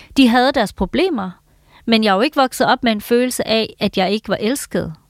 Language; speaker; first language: Danish; native; Danish